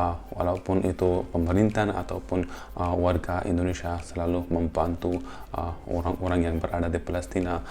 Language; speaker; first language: Indonesian; non-native, fluent; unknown